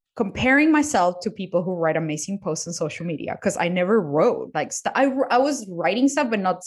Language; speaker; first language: English; non-native, fluent; Spanish